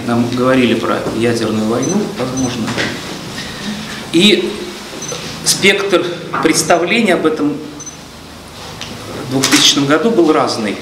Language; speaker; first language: Russian; native; Russian